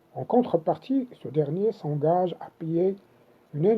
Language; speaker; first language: French; non-native, local second language; Arabic